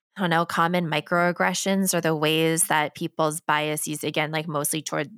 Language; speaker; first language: English; native; English